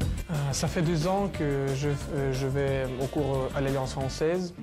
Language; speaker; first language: French; non-native, fluent; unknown